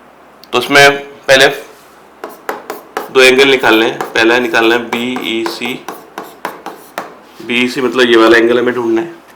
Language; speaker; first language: Hindi; native; Hindi